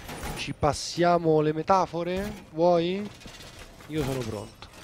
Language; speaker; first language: Italian; native; Italian